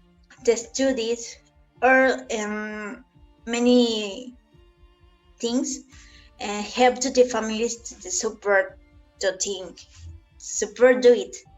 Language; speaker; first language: English; non-native, learner; Spanish